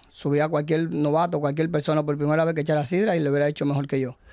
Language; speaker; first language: Spanish; native; Spanish